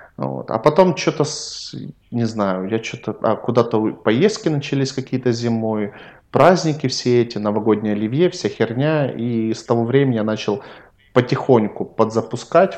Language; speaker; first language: Russian; native; Russian